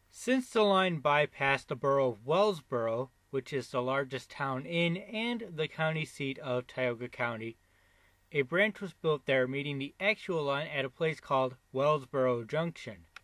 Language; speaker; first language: English; native; English